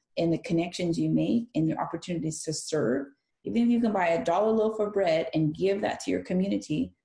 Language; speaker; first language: English; early bilingual, other home language; Spanish